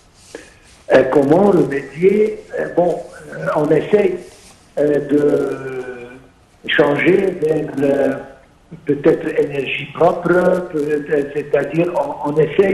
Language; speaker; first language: French; non-native, fluent; Arabic